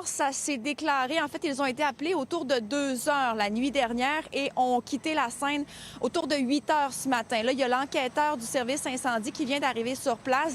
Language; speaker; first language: French; native; French